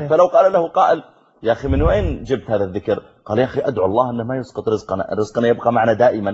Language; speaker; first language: Arabic; native; Arabic